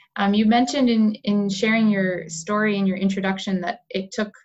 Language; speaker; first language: English; native; English